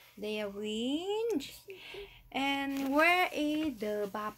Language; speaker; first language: English; non-native, learner; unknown